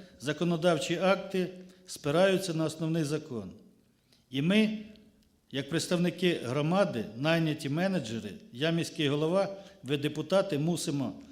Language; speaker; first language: Ukrainian; native; Ukrainian